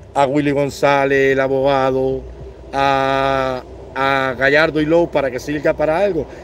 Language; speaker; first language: Spanish; native; Spanish